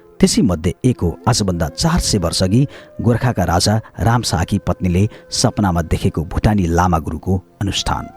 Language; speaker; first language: Nepali; native; Nepali